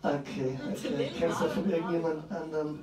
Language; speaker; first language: German; native; German